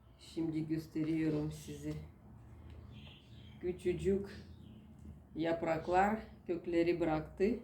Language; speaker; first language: Turkish; non-native, learner; Russian